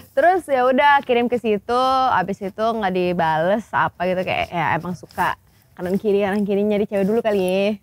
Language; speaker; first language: Indonesian; native; Indonesian